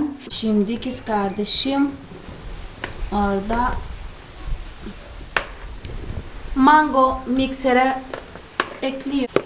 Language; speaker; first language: Turkish; non-native, fluent; Portuguese